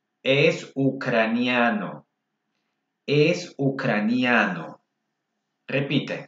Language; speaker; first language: Spanish; non-native, fluent; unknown